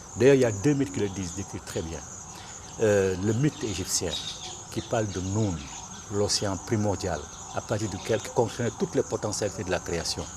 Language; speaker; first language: French; non-native, local second language; Bambara